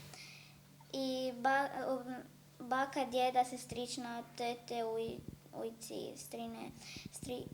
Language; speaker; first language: Bosnian; early bilingual, other home language; Spanish